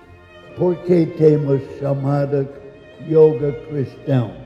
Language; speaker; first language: Portuguese; non-native, learner; English